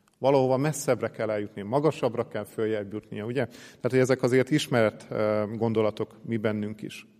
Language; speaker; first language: Hungarian; native; Hungarian